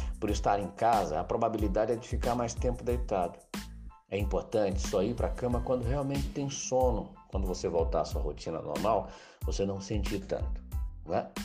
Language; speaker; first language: Portuguese; native; Portuguese